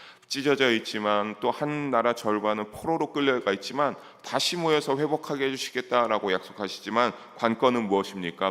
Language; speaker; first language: Korean; native; Korean